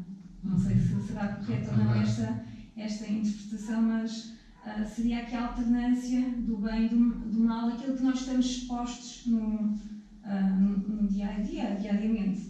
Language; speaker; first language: Portuguese; native; Portuguese